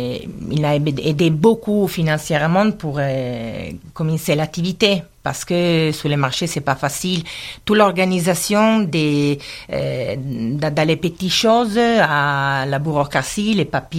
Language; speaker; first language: French; non-native, learner; Italian